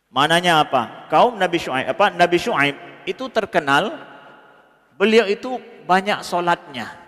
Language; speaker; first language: Malay; non-native, local second language; Achinese